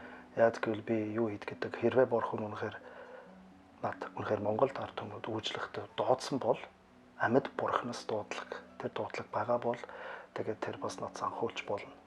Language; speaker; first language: Mongolian; non-native, learner; German